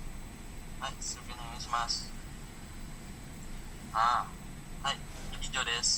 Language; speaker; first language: Japanese; non-native, learner; Indonesian